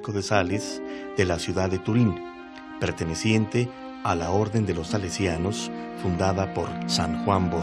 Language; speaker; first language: Spanish; native; Spanish